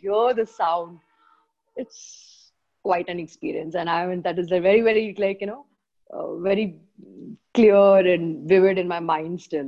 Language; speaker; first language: English; non-native, local second language; Malayalam